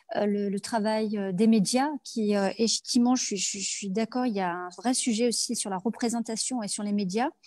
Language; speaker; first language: French; native; French